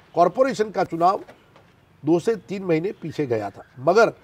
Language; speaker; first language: Hindi; non-native, local second language; Gujarati